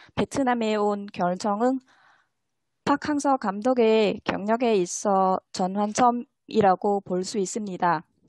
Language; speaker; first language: Korean; non-native, fluent; Vietnamese